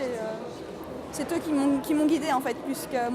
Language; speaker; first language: French; native; French